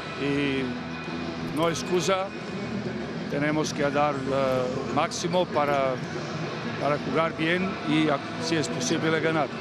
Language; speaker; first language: Spanish; non-native, learner; Serbian